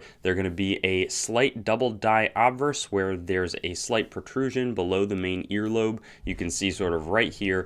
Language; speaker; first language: English; native; English